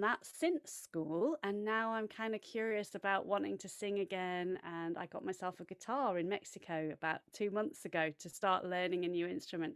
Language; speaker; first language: English; native; English